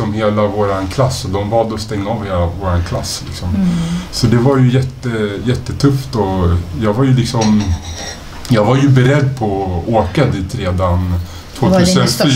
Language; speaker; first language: Swedish; native; Swedish